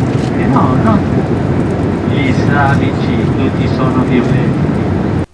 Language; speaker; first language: Italian; non-native, fluent; Spanish